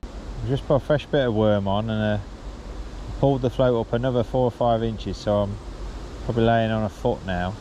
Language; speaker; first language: English; native; English